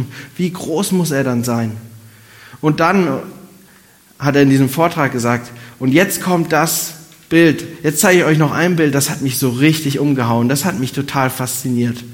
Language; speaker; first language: German; native; German